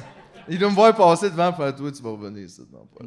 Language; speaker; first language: French; native; French